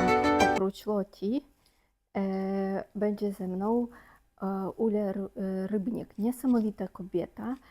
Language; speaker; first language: Polish; non-native, fluent; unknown